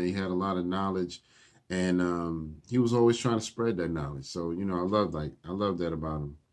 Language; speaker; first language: English; native; English